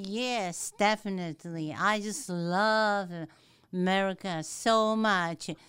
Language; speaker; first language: English; non-native, fluent; Chinese